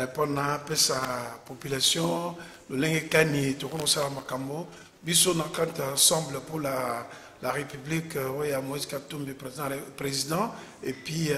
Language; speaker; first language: French; non-native, local second language; Lingala